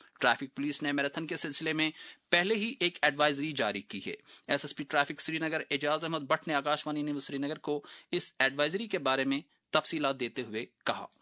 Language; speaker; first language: Urdu; non-native, local second language; Kashmiri